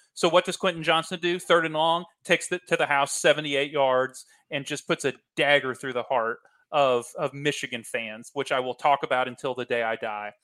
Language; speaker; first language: English; native; English